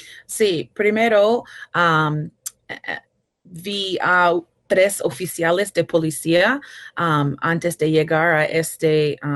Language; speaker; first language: Spanish; non-native, fluent; English